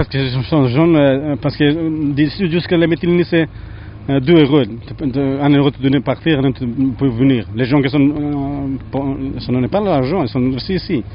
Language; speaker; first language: French; non-native, learner; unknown